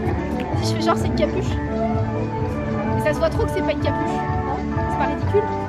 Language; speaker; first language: French; native; French